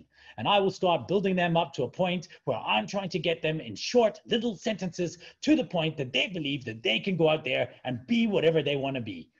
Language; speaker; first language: English; native; English